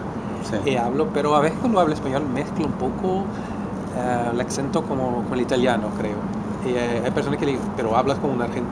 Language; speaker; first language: Spanish; non-native, fluent; Portuguese